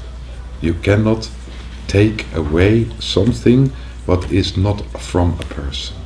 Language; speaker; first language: English; non-native, fluent; Dutch